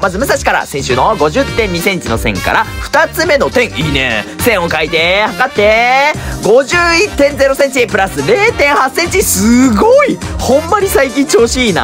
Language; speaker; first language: Japanese; native; Japanese